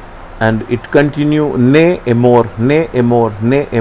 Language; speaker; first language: French; non-native, learner; Hindi